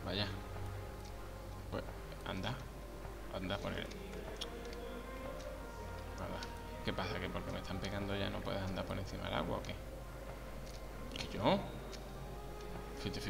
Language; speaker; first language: Spanish; native; Spanish